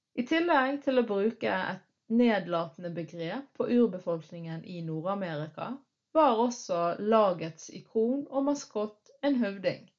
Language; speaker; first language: Norwegian; early bilingual, other home language; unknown